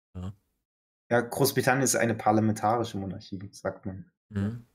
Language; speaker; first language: German; native; German